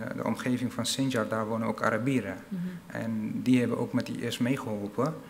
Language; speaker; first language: Dutch; non-native, fluent; Arabic